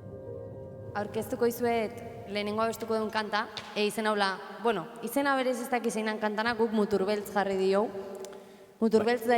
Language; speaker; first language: Basque; native; Basque